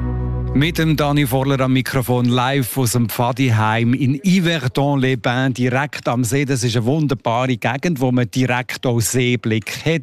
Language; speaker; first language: German; native; German